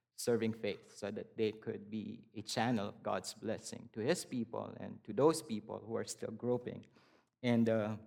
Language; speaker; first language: English; non-native, local second language; Filipino